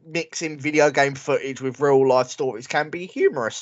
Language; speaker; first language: English; native; English